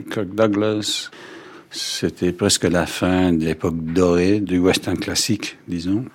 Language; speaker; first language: French; non-native, fluent; Danish